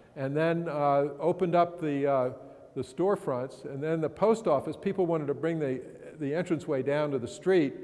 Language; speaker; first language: English; native; English